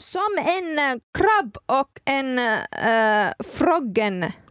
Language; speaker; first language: Swedish; non-native, learner; Finnish